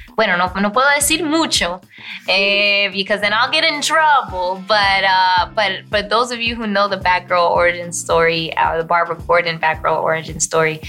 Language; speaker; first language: Spanish; early bilingual, heritage; Spanish